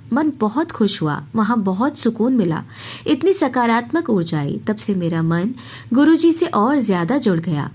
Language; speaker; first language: Hindi; native; Hindi